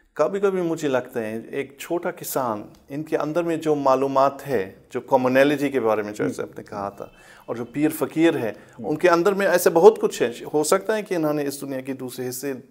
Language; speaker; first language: Urdu; non-native, fluent; German